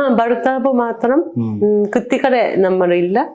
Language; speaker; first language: Malayalam; non-native, learner; Japanese